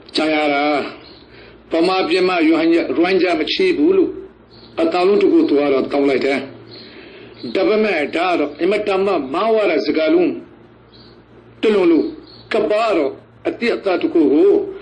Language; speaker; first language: Burmese; non-native, local second language; Rohingya